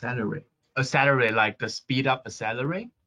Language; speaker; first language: English; non-native, fluent; Chinese